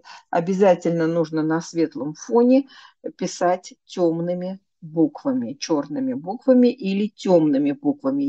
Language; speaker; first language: Russian; native; Russian